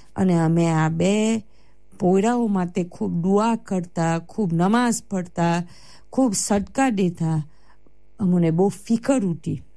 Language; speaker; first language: Gujarati; early bilingual, heritage; Gujarati